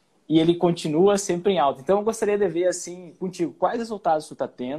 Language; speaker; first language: Portuguese; native; Portuguese